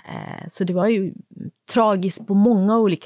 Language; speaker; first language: Swedish; non-native, fluent; Kurdish